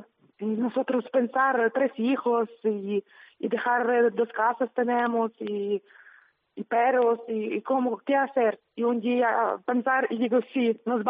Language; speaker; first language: Spanish; non-native, learner; Ukrainian